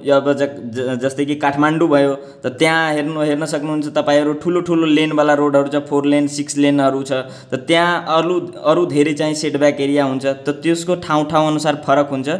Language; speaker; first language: Nepali; native; Nepali